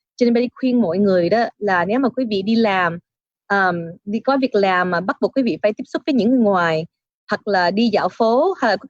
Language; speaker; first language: Vietnamese; early bilingual, heritage; Vietnamese